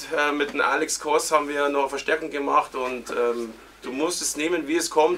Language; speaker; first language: German; native; German